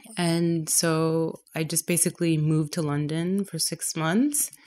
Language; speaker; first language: English; native; English